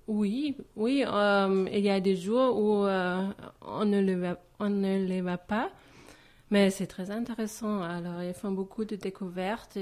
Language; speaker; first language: French; non-native, fluent; German